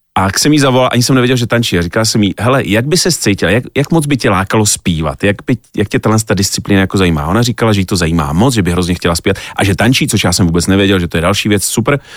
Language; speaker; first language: Czech; native; Czech